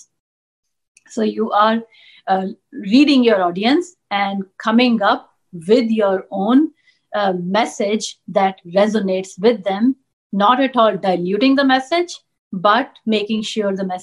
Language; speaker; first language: English; non-native, local second language; Punjabi